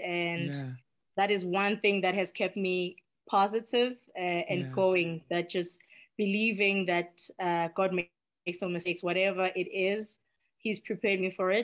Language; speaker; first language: English; non-native, local second language; Xhosa